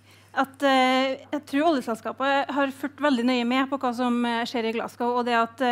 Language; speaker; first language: Norwegian; native; Norwegian